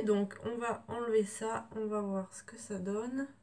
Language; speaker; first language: French; native; French